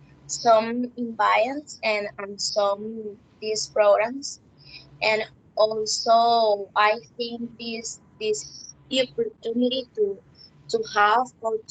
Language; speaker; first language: English; non-native, learner; Spanish